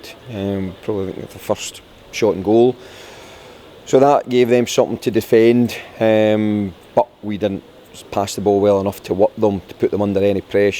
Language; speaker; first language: English; native; English